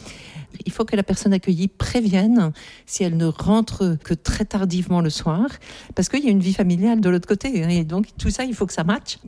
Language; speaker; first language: French; native; French